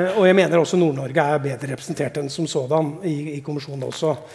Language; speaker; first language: Norwegian; native; Norwegian